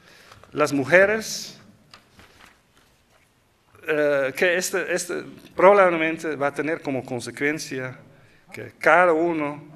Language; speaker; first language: Spanish; non-native, fluent; Dutch